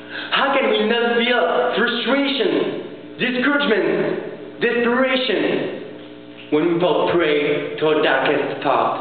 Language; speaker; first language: English; non-native, fluent; French